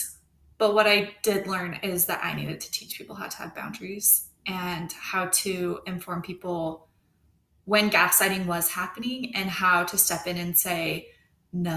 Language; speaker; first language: English; native; English